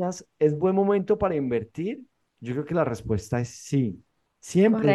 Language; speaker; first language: Spanish; native; Spanish